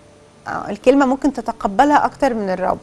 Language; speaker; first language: Arabic; native; Arabic